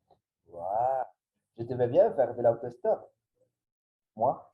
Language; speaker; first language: French; non-native, learner; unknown